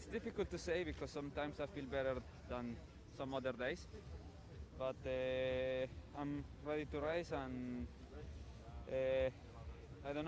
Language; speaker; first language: English; non-native, fluent; Spanish